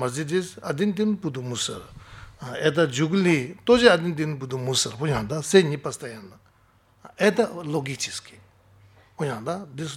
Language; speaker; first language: Russian; non-native, learner; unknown